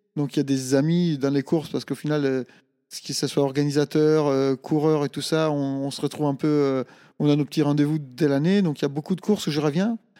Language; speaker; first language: French; non-native, fluent; Italian